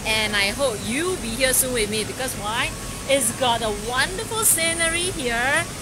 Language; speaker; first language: English; non-native, local second language; Chinese